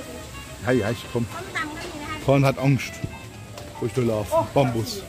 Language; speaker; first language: German; native; German